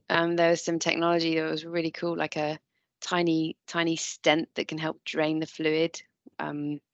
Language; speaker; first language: English; native; English